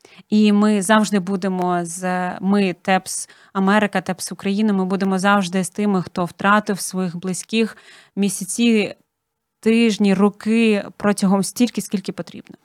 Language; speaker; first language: Ukrainian; native; Ukrainian